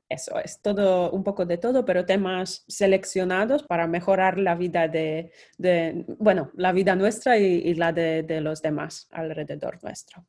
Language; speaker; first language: Spanish; non-native, fluent; Polish